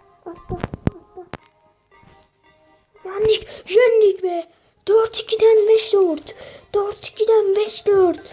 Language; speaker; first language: Turkish; native; Turkish